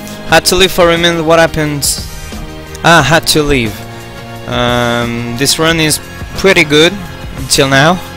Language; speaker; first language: English; non-native, learner; French